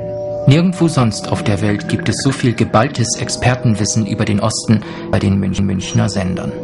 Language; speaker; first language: German; native; German